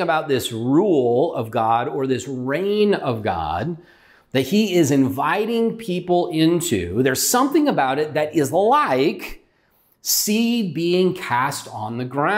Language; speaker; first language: English; native; English